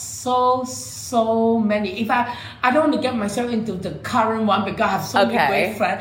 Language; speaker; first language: English; non-native, local second language; Min Nan Chinese